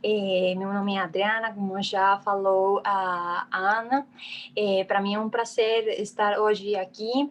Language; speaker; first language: Portuguese; non-native, fluent; Spanish